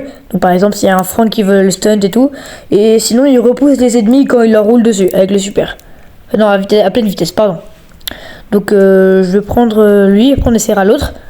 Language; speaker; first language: French; native; French